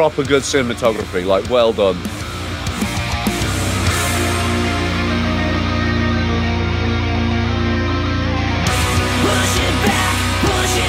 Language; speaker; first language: English; native; English